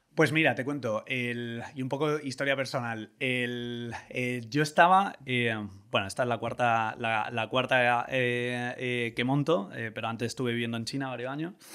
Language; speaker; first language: Spanish; native; Spanish